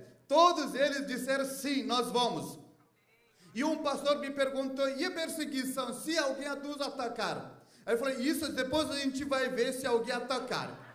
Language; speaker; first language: Portuguese; non-native, fluent; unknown